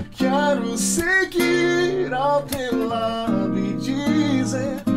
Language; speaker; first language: Portuguese; native; Portuguese